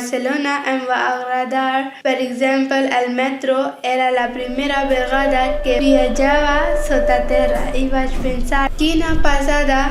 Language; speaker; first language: Catalan; non-native, learner; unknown